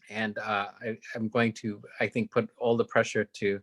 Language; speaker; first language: English; native; English